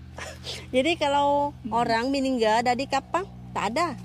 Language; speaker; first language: Indonesian; non-native, learner; Vietnamese